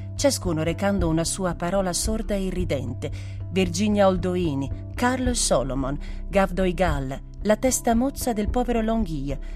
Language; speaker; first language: Italian; native; Italian